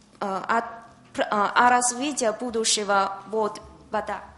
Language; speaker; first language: Russian; non-native, learner; Chinese